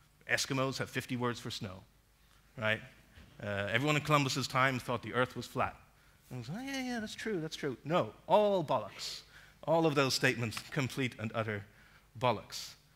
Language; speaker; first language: English; native; English